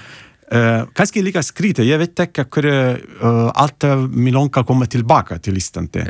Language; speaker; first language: Icelandic; non-native, learner; Italian